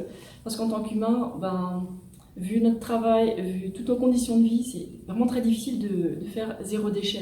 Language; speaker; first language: French; native; French